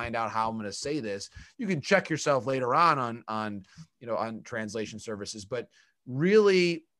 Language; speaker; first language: English; native; English